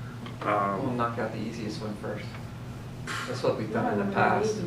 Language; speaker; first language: English; native; English